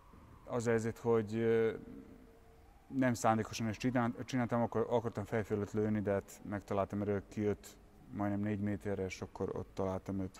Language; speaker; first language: Hungarian; non-native, fluent; Serbian